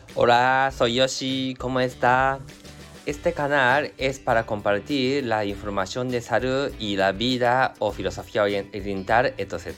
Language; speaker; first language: Spanish; non-native, learner; Japanese